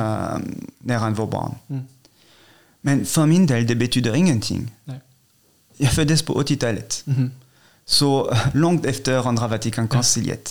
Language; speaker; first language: Swedish; non-native, fluent; French